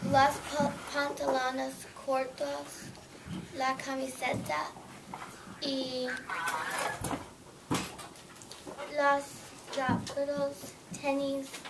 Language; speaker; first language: Spanish; non-native, learner; English